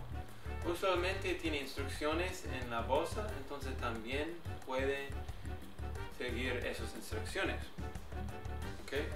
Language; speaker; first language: Spanish; early bilingual, heritage; English